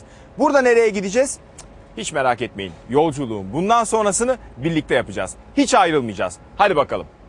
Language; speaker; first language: Turkish; native; Turkish